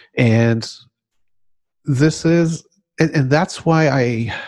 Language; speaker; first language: English; non-native, fluent; Hebrew